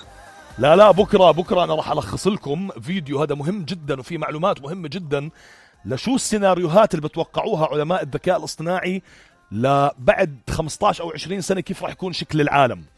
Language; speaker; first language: Arabic; native; Arabic